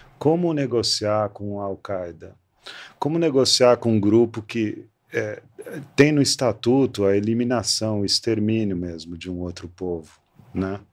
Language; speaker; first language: Portuguese; early bilingual, other home language; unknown